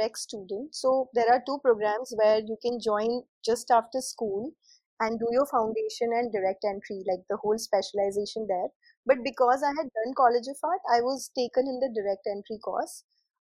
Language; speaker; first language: English; non-native, local second language; Hindi